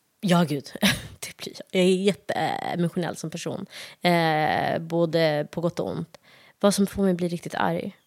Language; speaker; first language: Swedish; early bilingual, other home language; Somali